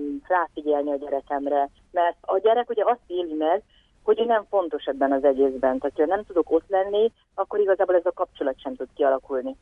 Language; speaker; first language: Hungarian; native; Hungarian